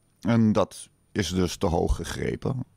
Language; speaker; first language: Dutch; native; Dutch